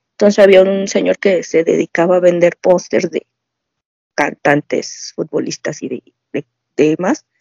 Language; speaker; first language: Spanish; native; Spanish